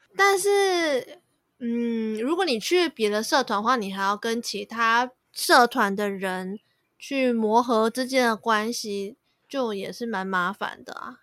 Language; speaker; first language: Chinese; native; Chinese